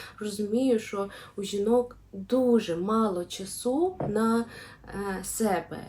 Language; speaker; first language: Ukrainian; non-native, local second language; Russian